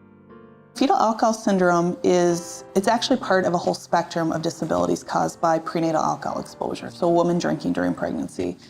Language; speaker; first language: English; native; English